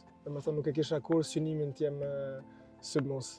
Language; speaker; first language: Albanian; early bilingual, heritage; Albanian